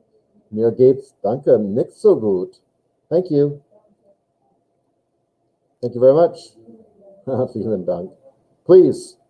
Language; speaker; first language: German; non-native, fluent; English